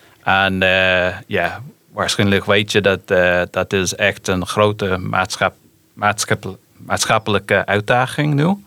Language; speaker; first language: Dutch; non-native, fluent; English